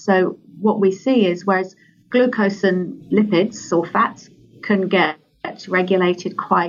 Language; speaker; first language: English; native; English